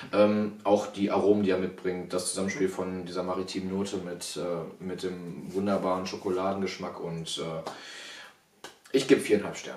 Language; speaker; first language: German; native; German